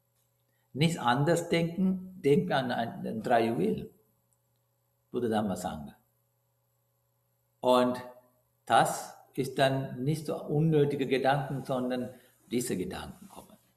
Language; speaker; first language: German; non-native, learner; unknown